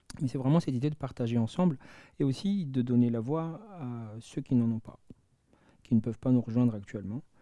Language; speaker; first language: French; non-native, local second language; Malagasy